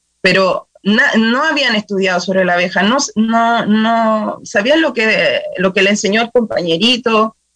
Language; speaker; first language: Spanish; native; Spanish